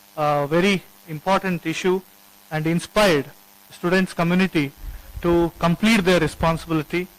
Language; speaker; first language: English; non-native, local second language; Kannada